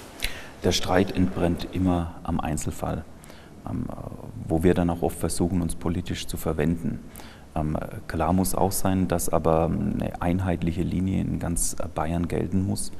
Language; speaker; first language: German; native; German